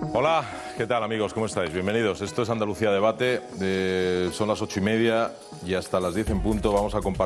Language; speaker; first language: Spanish; native; Spanish